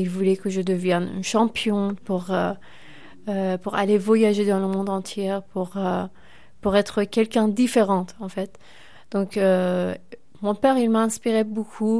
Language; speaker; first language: French; non-native, fluent; Persian